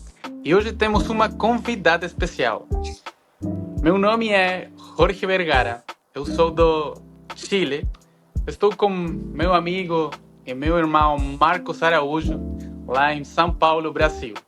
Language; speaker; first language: Portuguese; non-native, fluent; Spanish